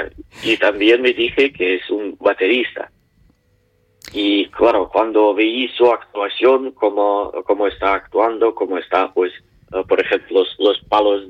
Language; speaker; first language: Spanish; non-native, learner; Ukrainian